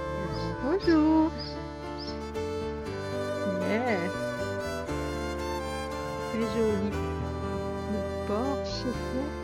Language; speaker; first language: French; native; French